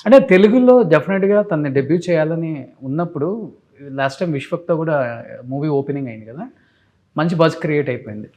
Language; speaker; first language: Telugu; native; Telugu